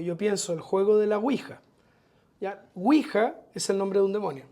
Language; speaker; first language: Spanish; native; Spanish